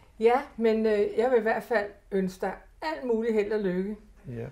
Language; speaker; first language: Danish; native; Danish